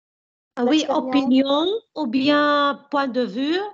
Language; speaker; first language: French; non-native, learner; Arabic